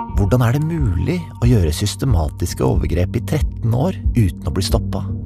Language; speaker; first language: Norwegian; native; Norwegian